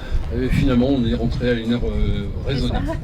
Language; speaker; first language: French; native; French